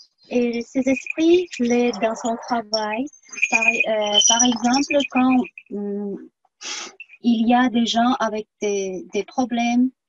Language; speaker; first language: French; non-native, fluent; Tuvinian